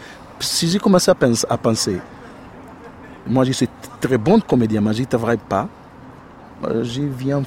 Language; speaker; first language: French; non-native, learner; Portuguese